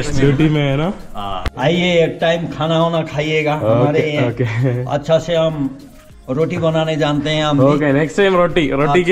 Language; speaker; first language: Hindi; non-native, local second language; Malayalam